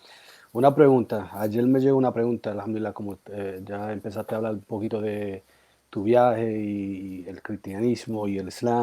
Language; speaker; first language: Spanish; early bilingual, heritage; Spanish